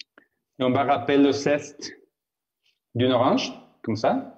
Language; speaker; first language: French; non-native, fluent; Spanish